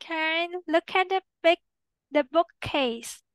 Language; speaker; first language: English; non-native, fluent; Vietnamese